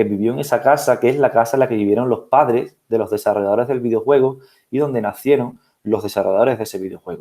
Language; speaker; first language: Spanish; native; Spanish